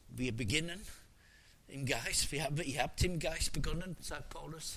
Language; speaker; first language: German; non-native, fluent; English